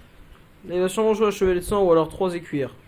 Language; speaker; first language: French; native; French